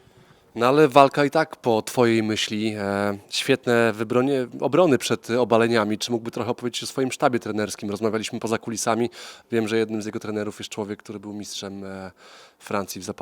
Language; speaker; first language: Polish; native; Polish